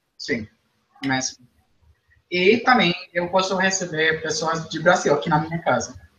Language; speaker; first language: Portuguese; non-native, fluent; Spanish